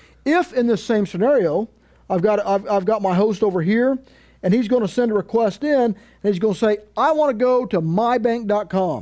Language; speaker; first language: English; native; English